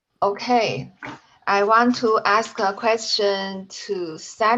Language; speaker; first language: English; non-native, learner; Chinese